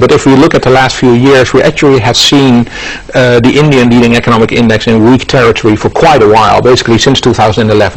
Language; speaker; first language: English; non-native, fluent; Dutch